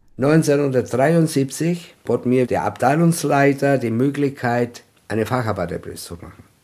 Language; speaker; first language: German; non-native, fluent; Italian